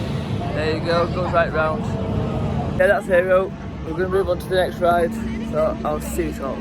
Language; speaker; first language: English; native; English